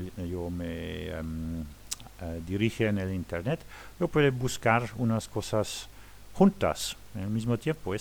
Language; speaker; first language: Spanish; non-native, fluent; Luxembourgish